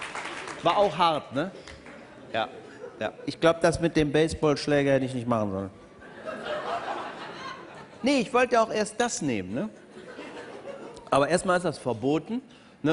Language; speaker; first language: German; native; German